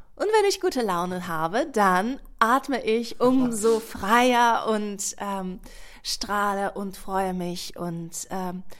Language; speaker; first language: German; non-native, fluent; Russian